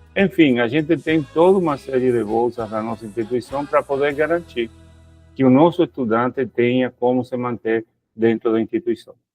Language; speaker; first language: Portuguese; non-native, fluent; Spanish